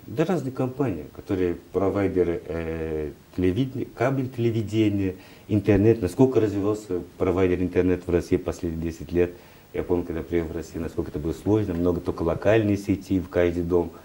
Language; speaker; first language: Russian; non-native, fluent; Portuguese